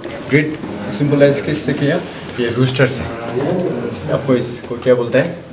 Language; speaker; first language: Hindi; non-native, learner; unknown